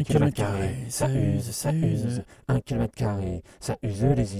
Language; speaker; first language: French; native; French